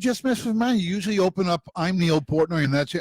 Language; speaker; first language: English; native; English